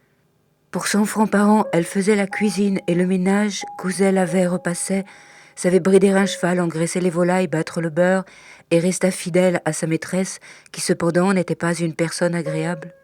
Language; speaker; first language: French; native; French